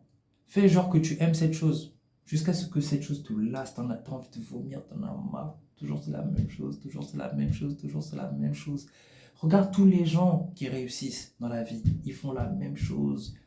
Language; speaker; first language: French; native; French